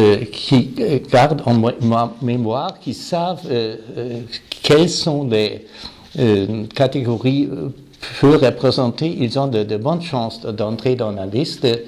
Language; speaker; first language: French; non-native, fluent; German